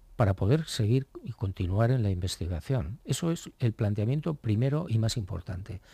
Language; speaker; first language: Spanish; native; Spanish